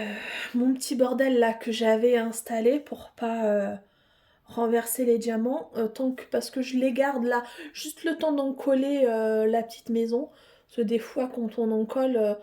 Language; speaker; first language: French; native; French